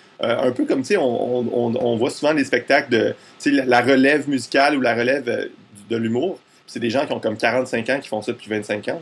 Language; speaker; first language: French; native; French